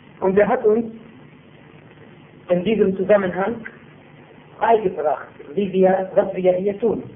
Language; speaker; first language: German; non-native, fluent; Arabic